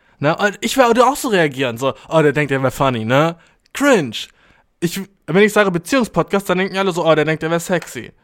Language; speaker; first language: German; early bilingual, other home language; Albanian